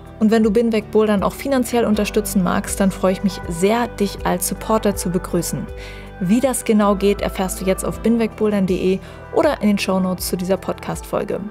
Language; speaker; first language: German; native; German